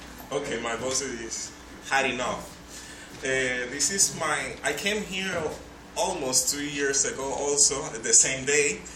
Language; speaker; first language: English; non-native, fluent; Spanish